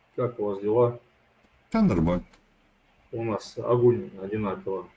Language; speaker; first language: Russian; native; Russian